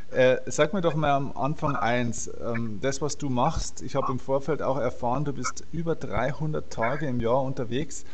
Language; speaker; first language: German; native; German